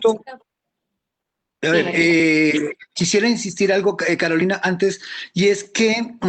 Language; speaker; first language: Spanish; native; Spanish